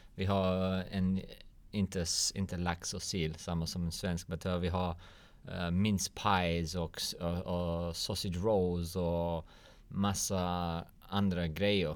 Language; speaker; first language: Swedish; non-native, learner; English